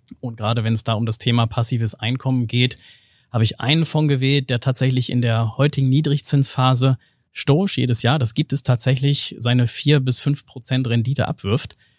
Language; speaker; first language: German; native; German